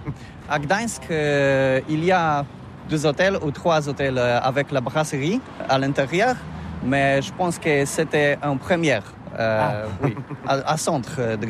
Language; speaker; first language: French; non-native, learner; Polish